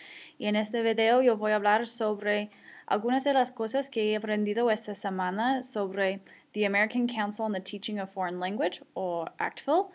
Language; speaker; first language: Spanish; non-native, fluent; English